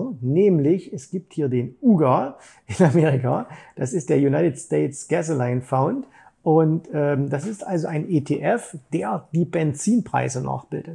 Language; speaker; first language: German; native; German